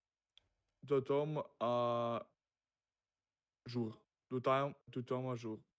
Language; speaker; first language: French; non-native, learner; Russian